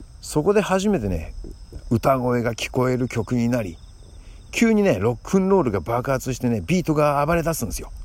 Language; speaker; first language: Japanese; native; Japanese